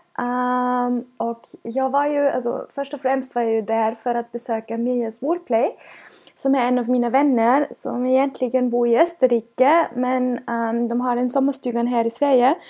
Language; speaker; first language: Swedish; non-native, fluent; German